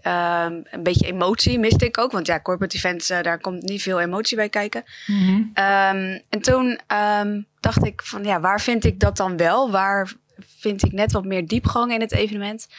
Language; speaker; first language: Dutch; native; Dutch